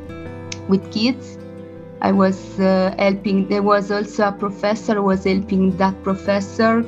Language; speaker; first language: English; non-native, learner; Italian